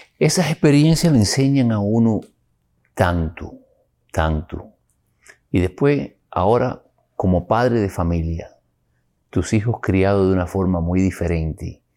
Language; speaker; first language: Spanish; early bilingual, other home language; English